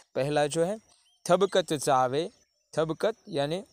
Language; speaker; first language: Hindi; non-native, local second language; Marathi